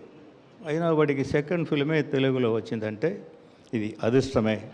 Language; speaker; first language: Telugu; non-native, learner; Tamil